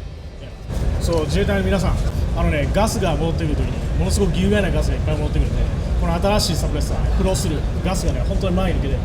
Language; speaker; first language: Japanese; native; Japanese